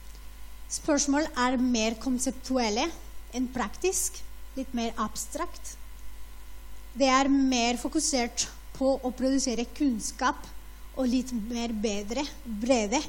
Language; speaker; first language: Norwegian; non-native, fluent; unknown